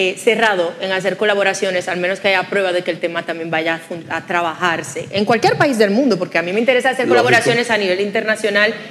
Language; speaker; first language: Spanish; non-native, fluent; Haitian Creole